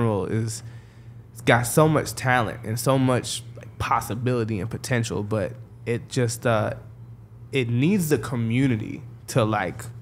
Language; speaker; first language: English; native; English